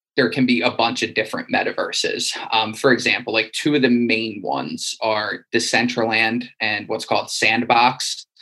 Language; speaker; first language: English; native; English